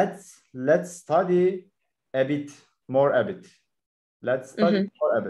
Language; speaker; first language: English; non-native, learner; Turkish